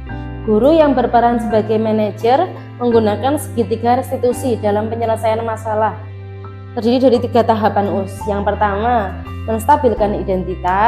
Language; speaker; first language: Indonesian; native; Indonesian